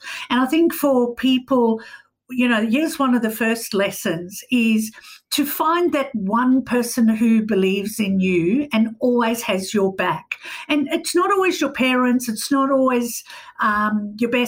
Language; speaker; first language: English; native; English